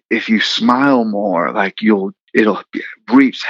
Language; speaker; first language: English; native; English